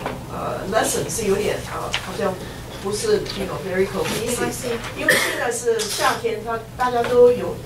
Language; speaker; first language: Chinese; native; Chinese